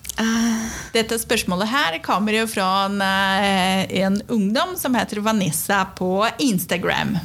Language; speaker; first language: Norwegian; non-native, fluent; Portuguese